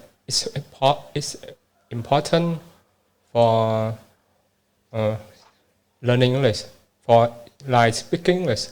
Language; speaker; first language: English; non-native, learner; Vietnamese